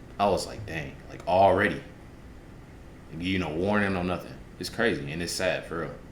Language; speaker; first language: English; native; English